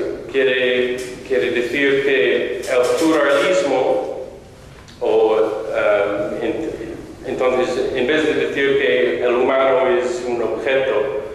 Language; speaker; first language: Spanish; non-native, fluent; English